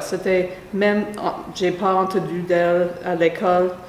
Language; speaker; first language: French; non-native, fluent; English